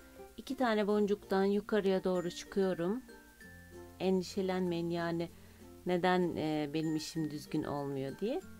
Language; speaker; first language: Turkish; native; Turkish